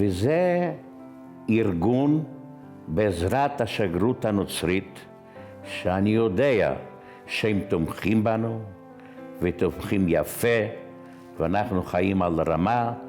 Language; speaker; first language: Hebrew; non-native, fluent; Yiddish